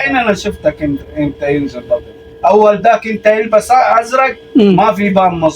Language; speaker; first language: Arabic; non-native, learner; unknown